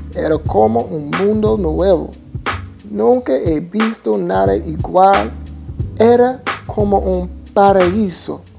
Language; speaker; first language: Spanish; non-native, learner; English